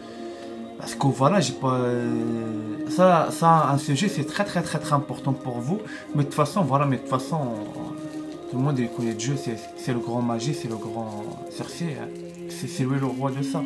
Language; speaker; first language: French; non-native, learner; Arabic